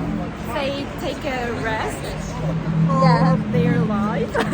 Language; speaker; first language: English; non-native, learner; Korean